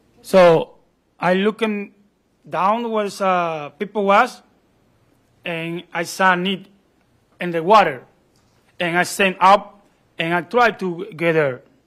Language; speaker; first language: English; non-native, learner; Spanish